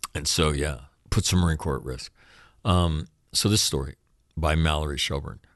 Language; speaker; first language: English; native; English